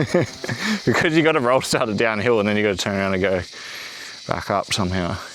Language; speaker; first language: English; native; English